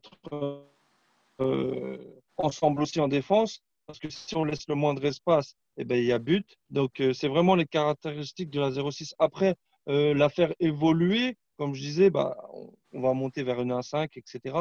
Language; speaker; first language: French; non-native, fluent; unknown